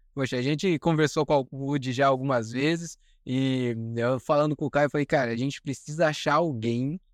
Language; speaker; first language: Portuguese; native; Portuguese